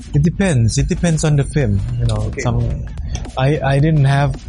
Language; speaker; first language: English; non-native, fluent; Thai